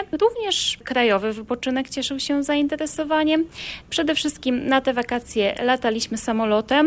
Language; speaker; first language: Polish; native; Polish